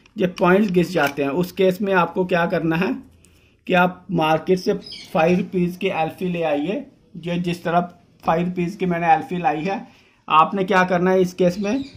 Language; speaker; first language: Hindi; non-native, local second language; Dogri